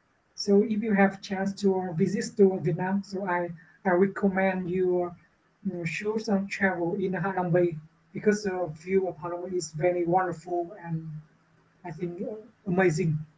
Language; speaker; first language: English; non-native, learner; Vietnamese